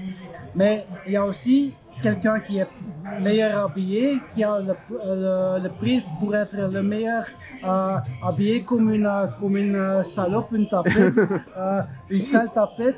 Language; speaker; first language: French; non-native, learner; Dutch